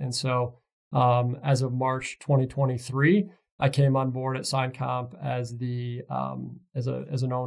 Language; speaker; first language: English; native; English